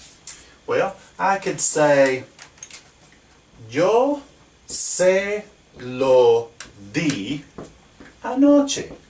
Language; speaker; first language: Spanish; non-native, fluent; English